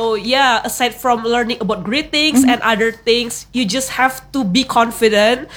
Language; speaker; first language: English; non-native, learner; Indonesian